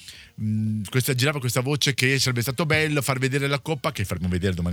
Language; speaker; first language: Italian; native; Italian